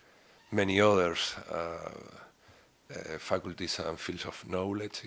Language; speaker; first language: English; non-native, fluent; Spanish